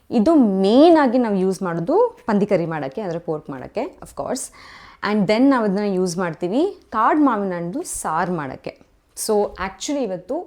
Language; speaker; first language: Kannada; non-native, local second language; Kodava